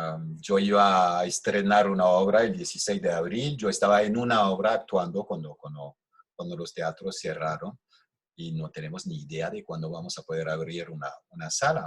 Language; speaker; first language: Spanish; non-native, fluent; French